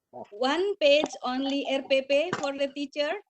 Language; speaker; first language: English; non-native, learner; Indonesian